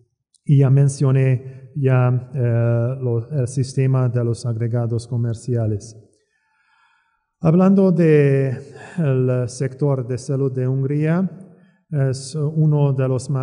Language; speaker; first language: Spanish; non-native, fluent; Hungarian